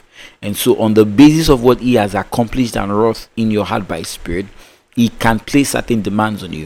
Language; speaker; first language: English; non-native, local second language; Yoruba